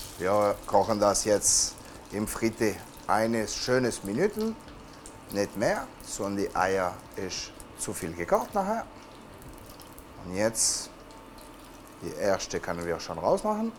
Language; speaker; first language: German; non-native, learner; French